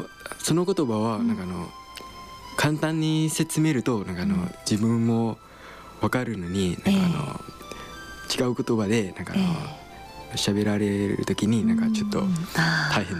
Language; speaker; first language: Japanese; non-native, learner; Khmer